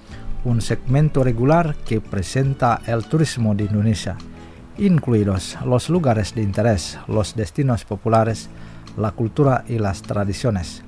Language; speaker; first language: Spanish; non-native, fluent; Indonesian